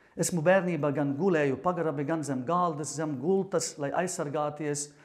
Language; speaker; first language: Latvian; non-native, fluent; Arabic